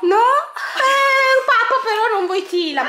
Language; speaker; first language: Italian; native; Italian